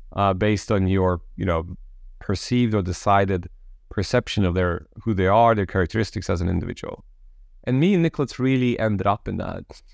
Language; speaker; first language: English; early bilingual, other home language; Polish